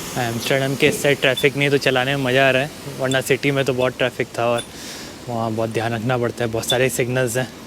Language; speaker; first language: Hindi; native; Hindi